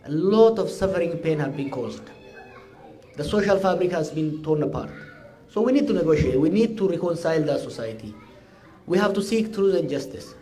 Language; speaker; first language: English; non-native, local second language; Amharic